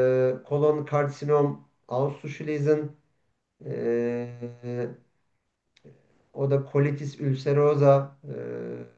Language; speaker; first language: German; non-native, learner; Turkish